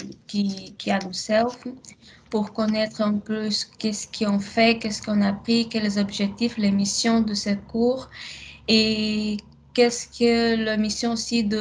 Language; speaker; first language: French; non-native, learner; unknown